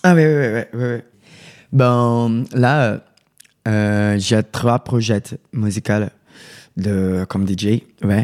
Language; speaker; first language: French; non-native, fluent; Portuguese